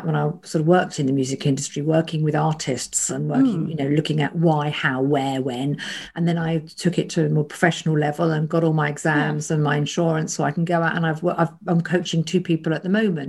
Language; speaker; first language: English; native; English